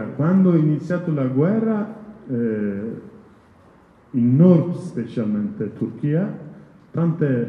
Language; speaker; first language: Italian; non-native, learner; Kurdish